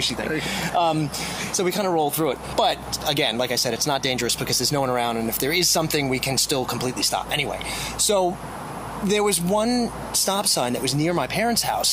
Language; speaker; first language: English; native; English